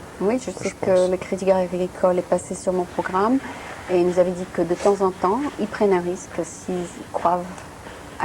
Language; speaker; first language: French; native; French